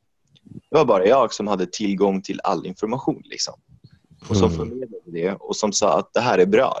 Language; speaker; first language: Swedish; non-native, fluent; Arabic